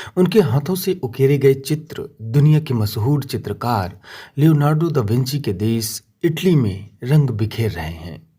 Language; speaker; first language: Hindi; native; Hindi